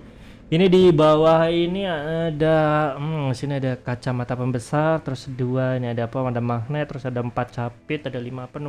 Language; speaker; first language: Indonesian; native; Indonesian